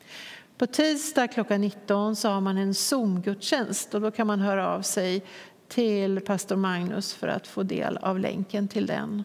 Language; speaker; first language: Swedish; native; Swedish